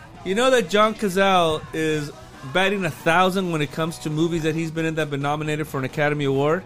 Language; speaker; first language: English; native; English